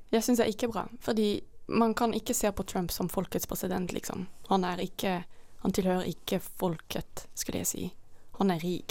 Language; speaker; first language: Norwegian; non-native, fluent; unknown